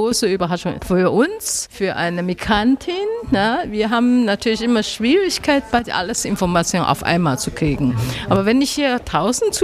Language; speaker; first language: German; non-native, learner; Chinese